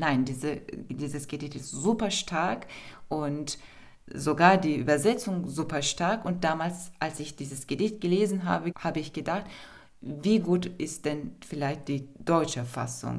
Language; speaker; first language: German; non-native, fluent; Turkish